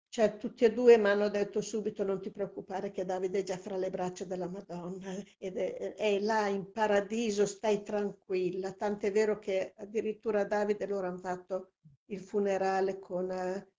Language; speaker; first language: Italian; native; Italian